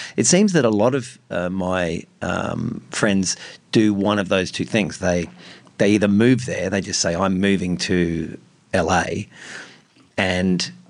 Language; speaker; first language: English; native; English